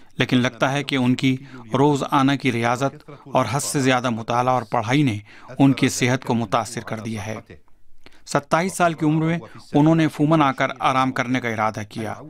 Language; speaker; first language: Urdu; native; Urdu